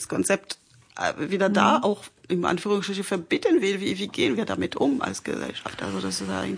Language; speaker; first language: German; non-native, fluent; French